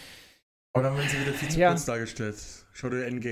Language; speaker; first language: German; native; German